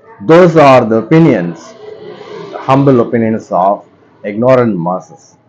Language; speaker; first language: English; non-native, local second language; Tamil